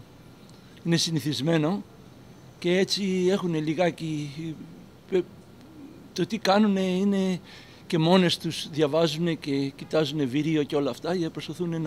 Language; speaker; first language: Greek; early bilingual, heritage; Greek